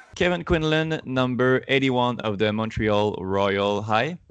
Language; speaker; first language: English; non-native, learner; French